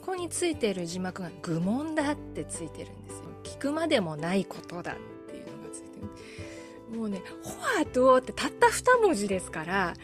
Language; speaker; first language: Japanese; native; Japanese